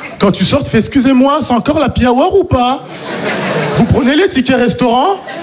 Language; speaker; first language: French; native; French